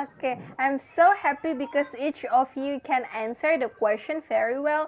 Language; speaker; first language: English; non-native, fluent; Indonesian